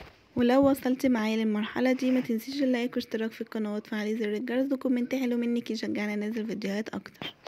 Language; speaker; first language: Arabic; native; Arabic